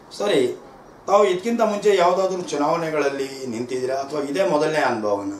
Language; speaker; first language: Kannada; native; Kannada